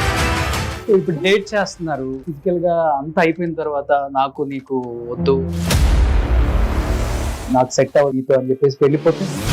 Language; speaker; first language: Telugu; native; Telugu